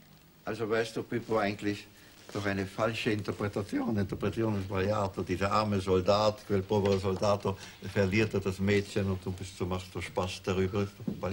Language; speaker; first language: German; native; German